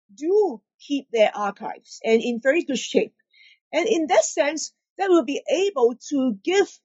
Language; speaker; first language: English; non-native, local second language; Cantonese